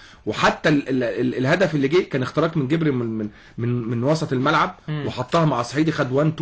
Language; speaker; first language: Arabic; native; Arabic